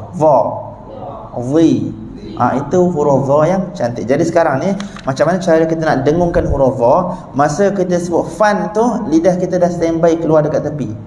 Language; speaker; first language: Malay; native; Malay